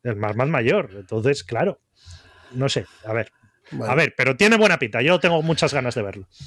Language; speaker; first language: Spanish; native; Spanish